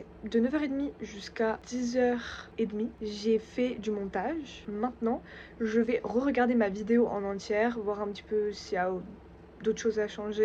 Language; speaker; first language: French; native; French